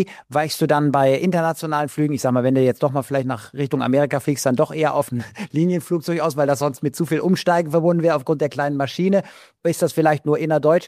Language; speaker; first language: German; native; German